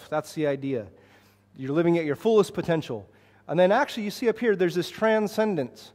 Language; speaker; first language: English; native; English